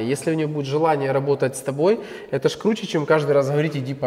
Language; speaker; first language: Russian; native; Russian